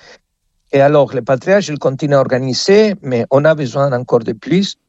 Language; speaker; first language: French; non-native, fluent; Spanish